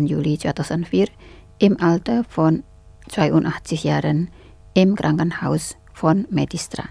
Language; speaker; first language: German; non-native, fluent; Indonesian